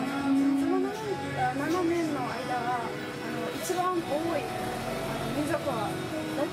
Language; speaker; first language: Japanese; non-native, learner; Kazakh